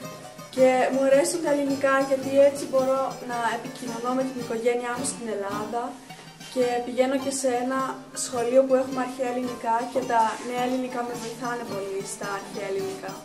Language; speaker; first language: Greek; early bilingual, heritage; Greek